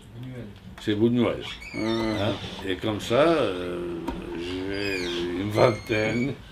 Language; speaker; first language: French; non-native, fluent; Spanish